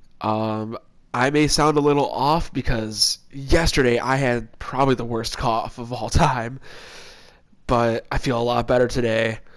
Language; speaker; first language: English; native; English